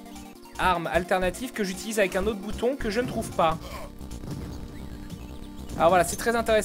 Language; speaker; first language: French; native; French